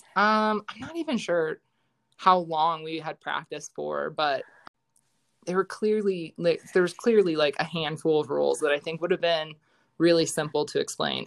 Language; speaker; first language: English; native; English